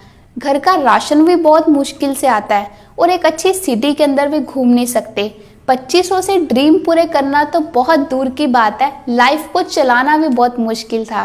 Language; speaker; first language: Hindi; native; Hindi